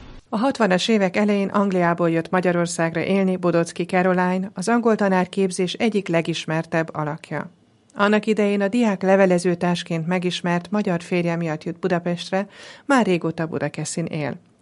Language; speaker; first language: Hungarian; native; Hungarian